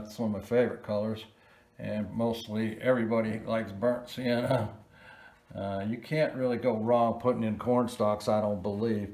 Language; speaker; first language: English; native; English